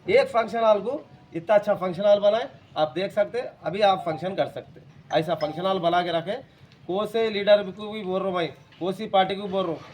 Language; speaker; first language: Hindi; native; Hindi